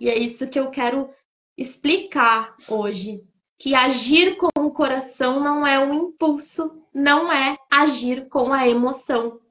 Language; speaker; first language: Portuguese; native; Portuguese